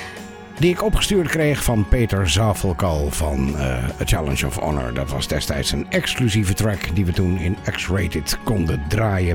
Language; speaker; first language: Dutch; native; Dutch